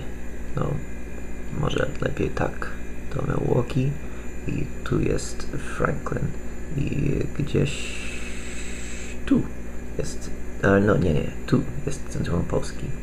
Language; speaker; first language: Polish; non-native, fluent; English